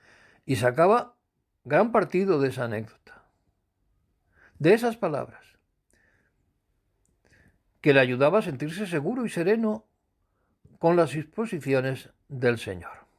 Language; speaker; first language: Spanish; native; Spanish